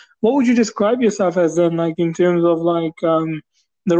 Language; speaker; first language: English; native; English